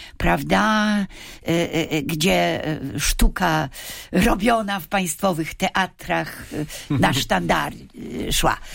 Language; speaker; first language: Polish; native; Polish